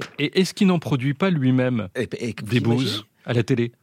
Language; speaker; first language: French; native; French